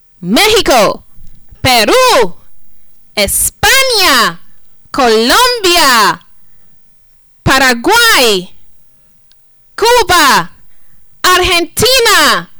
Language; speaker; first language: Spanish; non-native, fluent; English